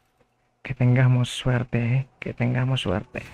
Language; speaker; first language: Spanish; non-native, fluent; Filipino